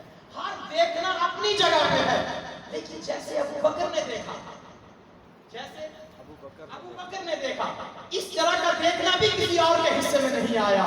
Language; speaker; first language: Urdu; native; Urdu